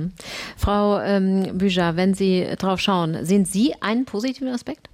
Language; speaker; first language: German; native; German